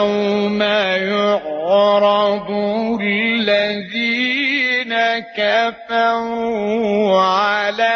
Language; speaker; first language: Arabic; native; Arabic